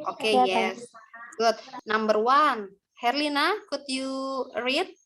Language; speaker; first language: English; non-native, learner; Indonesian